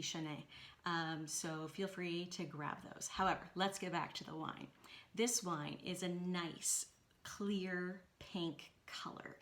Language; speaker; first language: English; native; English